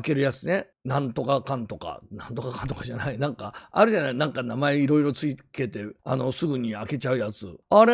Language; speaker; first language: Japanese; native; Japanese